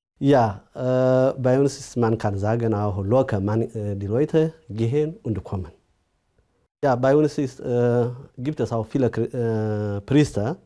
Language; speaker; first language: German; non-native, learner; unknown